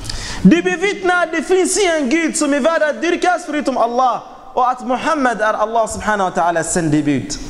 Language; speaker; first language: Swedish; non-native, fluent; Arabic